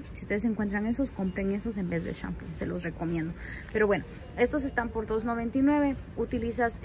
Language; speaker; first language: Spanish; native; Spanish